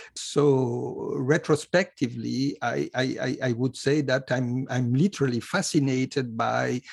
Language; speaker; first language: English; non-native, fluent; Italian